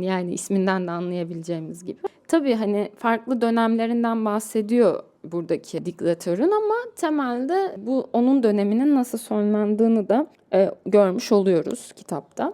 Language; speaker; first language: Turkish; native; Turkish